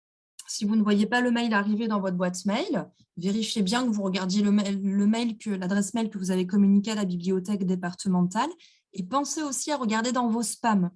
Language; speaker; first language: French; native; French